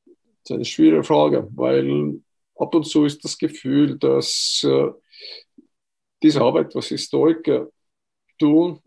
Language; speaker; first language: German; non-native, fluent; Estonian